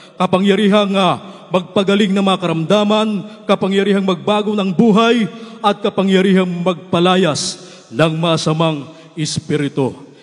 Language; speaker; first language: Filipino; native; Filipino